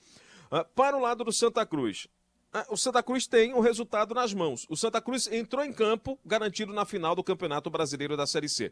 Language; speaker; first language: Portuguese; native; Portuguese